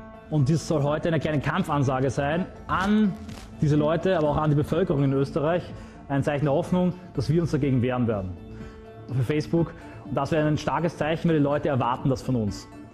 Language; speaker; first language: German; native; German